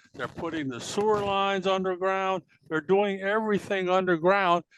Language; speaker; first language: English; native; English